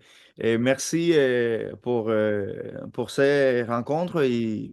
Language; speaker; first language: French; non-native, fluent; Spanish